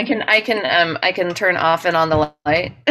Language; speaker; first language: English; native; English